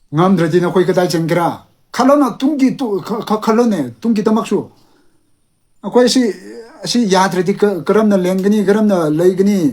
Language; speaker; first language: Manipuri; non-native, local second language; Tangkhul Naga (India)